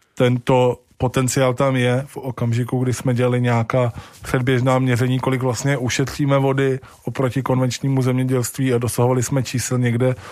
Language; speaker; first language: Czech; native; Czech